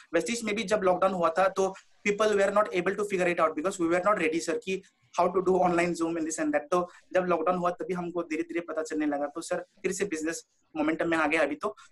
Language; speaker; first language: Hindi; non-native, local second language; Bangla